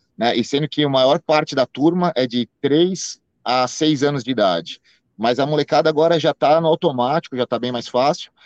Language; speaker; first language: Portuguese; native; Portuguese